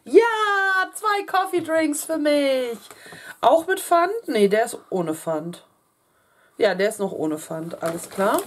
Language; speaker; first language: German; native; German